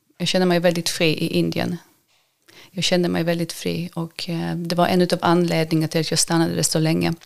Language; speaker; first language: Swedish; early bilingual, other home language; Polish